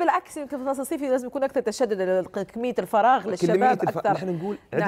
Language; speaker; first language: Arabic; native; Arabic